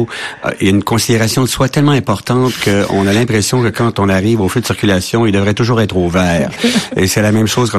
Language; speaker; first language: French; native; French